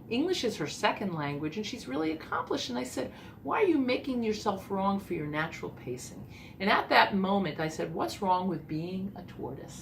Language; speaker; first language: English; native; English